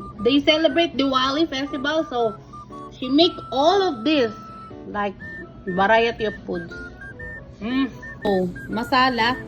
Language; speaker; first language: English; non-native, local second language; Filipino